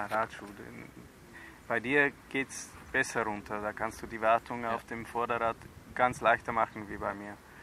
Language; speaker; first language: German; non-native, fluent; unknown